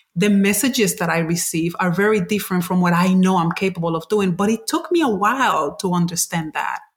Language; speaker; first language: English; non-native, fluent; Spanish